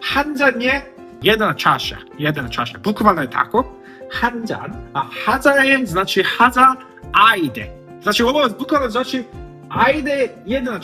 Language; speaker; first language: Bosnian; non-native, learner; Korean